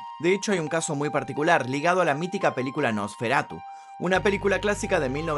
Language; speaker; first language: Spanish; native; Spanish